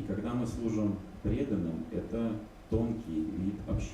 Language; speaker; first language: Russian; native; Russian